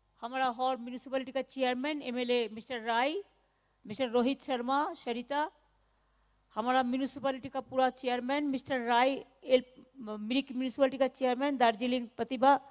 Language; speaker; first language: Hindi; non-native, local second language; Bangla